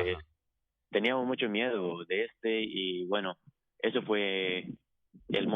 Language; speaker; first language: Spanish; non-native, fluent; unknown